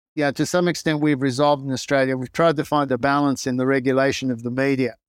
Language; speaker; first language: English; non-native, local second language; Greek